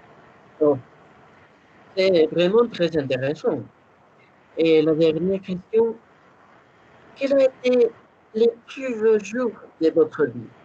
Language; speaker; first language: French; non-native, learner; Spanish